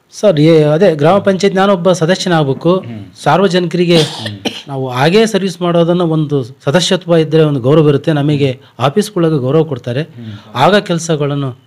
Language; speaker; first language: Kannada; native; Kannada